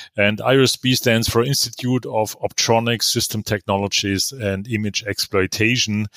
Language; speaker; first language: English; non-native, fluent; German